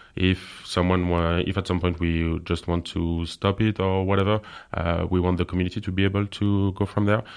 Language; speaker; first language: English; non-native, fluent; French